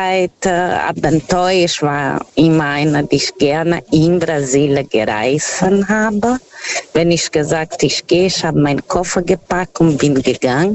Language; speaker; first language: German; non-native, learner; Portuguese